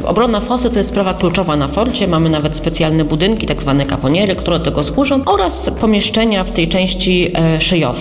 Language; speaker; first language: Polish; native; Polish